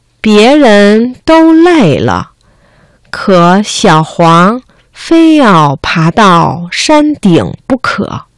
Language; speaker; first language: Chinese; non-native, fluent; Vietnamese